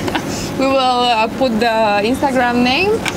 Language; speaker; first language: English; non-native, fluent; Romanian